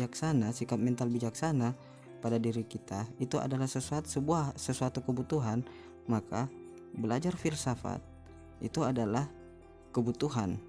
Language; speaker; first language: Indonesian; native; Indonesian